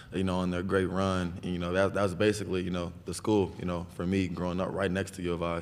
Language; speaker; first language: English; native; English